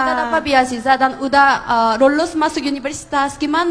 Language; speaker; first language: Indonesian; non-native, fluent; Korean